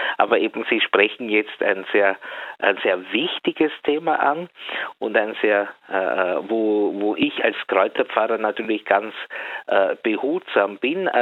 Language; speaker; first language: German; native; German